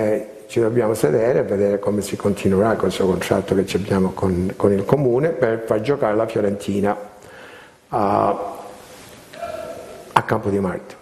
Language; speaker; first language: Italian; early bilingual, heritage; Italian